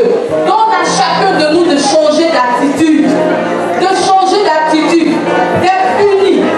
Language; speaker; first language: French; non-native, local second language; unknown